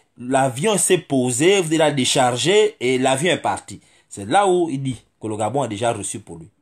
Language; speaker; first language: French; non-native, local second language; Fang